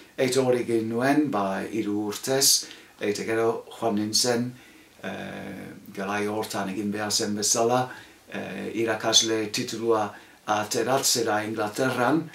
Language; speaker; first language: Basque; non-native, fluent; English